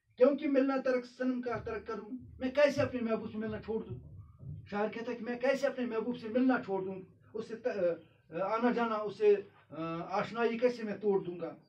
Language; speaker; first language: Urdu; non-native, local second language; Kashmiri